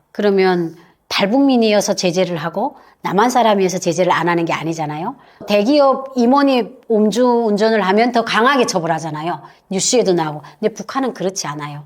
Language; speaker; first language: Korean; native; Korean